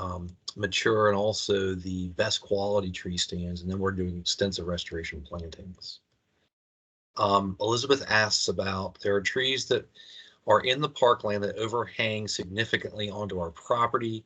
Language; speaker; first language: English; native; English